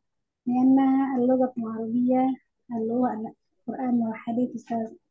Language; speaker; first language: Arabic; non-native, learner; Indonesian